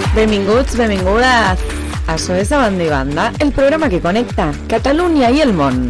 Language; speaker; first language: Catalan; non-native, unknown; Spanish